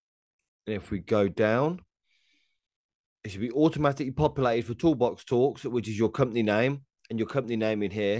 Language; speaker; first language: English; native; English